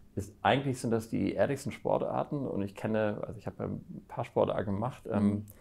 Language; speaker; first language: German; native; German